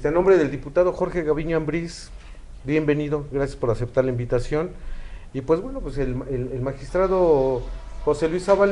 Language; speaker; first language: Spanish; native; Spanish